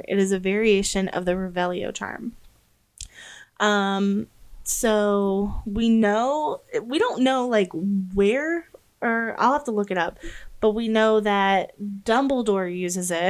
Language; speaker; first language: English; native; English